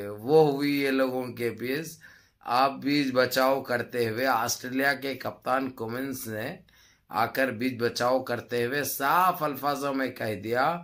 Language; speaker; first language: Urdu; native; Urdu